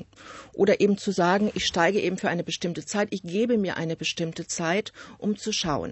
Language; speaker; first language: German; native; German